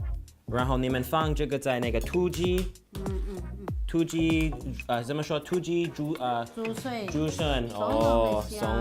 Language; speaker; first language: Chinese; non-native, learner; English